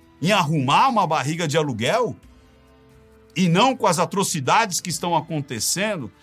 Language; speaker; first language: Portuguese; native; Portuguese